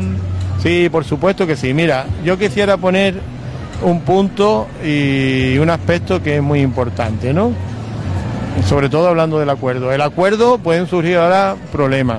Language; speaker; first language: Spanish; native; Spanish